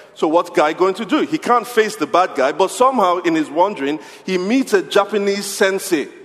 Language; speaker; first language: English; non-native, local second language; Yoruba